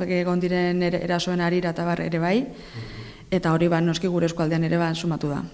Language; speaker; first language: Basque; native; Basque